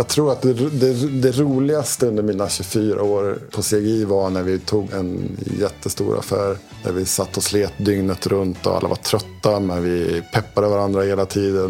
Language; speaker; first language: Swedish; native; Swedish